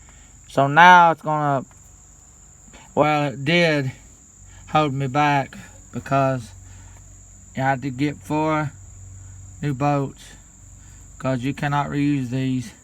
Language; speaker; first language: English; native; English